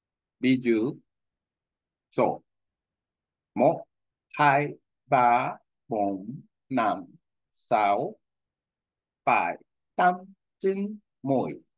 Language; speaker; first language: Vietnamese; non-native, learner; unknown